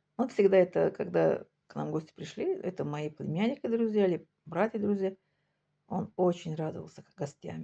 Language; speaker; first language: Russian; non-native, local second language; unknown